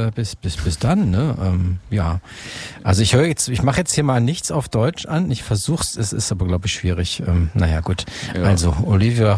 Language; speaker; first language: German; native; German